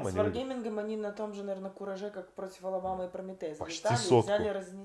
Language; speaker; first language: Russian; native; Russian